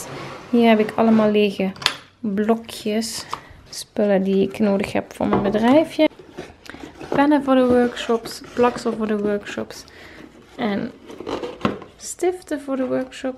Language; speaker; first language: Dutch; native; Dutch